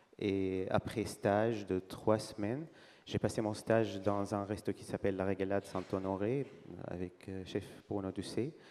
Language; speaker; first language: French; non-native, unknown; Arabic